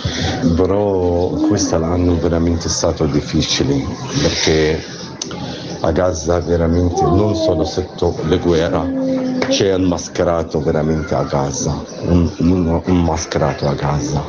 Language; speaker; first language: Italian; non-native, learner; Arabic